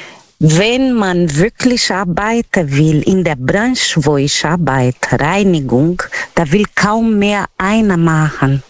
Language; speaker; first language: German; non-native, learner; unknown